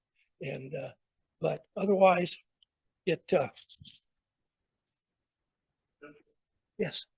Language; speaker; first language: English; native; English